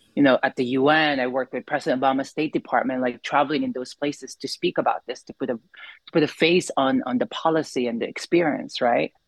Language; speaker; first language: English; non-native, local second language; Filipino